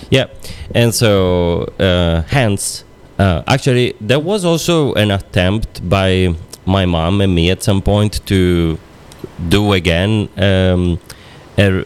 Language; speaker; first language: English; non-native, fluent; Italian